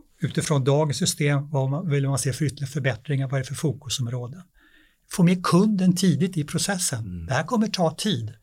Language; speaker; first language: Swedish; native; Swedish